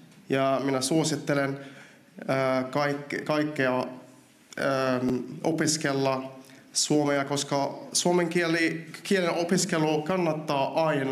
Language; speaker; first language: Finnish; non-native, learner; Arabic